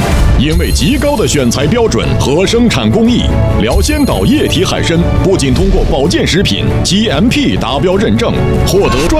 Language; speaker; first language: Chinese; native; Chinese